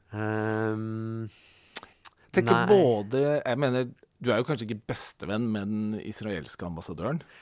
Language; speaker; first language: Norwegian; native; Norwegian